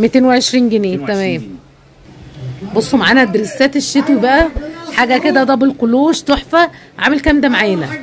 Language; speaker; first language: Arabic; native; Arabic